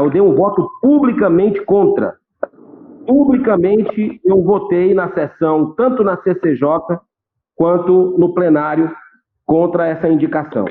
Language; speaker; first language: Portuguese; native; Portuguese